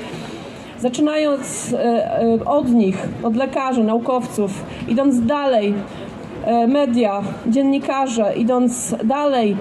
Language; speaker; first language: Polish; native; Polish